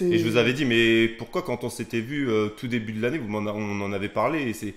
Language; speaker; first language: French; native; French